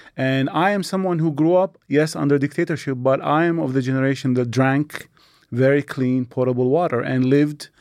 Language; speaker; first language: English; non-native, fluent; Arabic